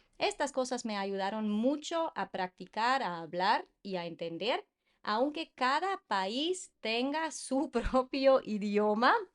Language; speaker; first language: Spanish; non-native, fluent; German